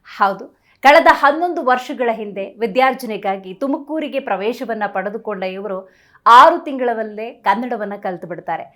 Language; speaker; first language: Kannada; native; Kannada